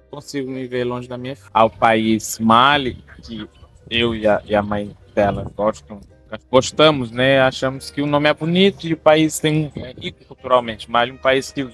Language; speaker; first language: Portuguese; non-native, local second language; Kabuverdianu